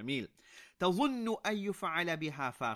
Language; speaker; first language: Arabic; non-native, fluent; English